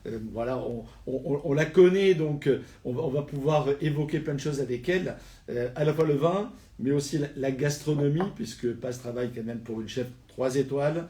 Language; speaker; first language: French; native; French